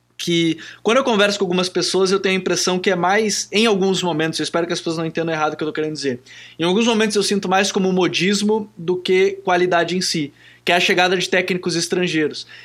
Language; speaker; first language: Portuguese; native; Portuguese